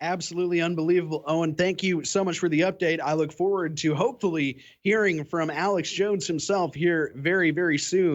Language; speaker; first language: English; native; English